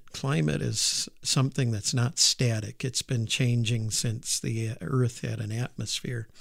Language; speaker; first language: English; native; English